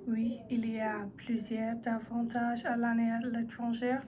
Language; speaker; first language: French; non-native, learner; English